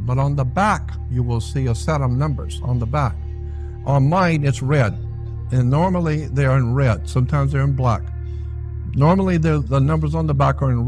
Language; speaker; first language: English; native; English